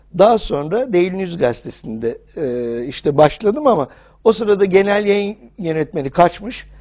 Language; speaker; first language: Turkish; early bilingual, heritage; English